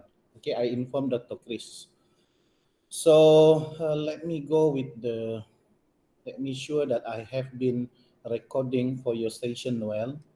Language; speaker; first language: English; non-native, local second language; Malay